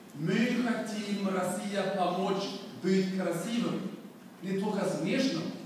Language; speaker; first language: Russian; non-native, learner; Swedish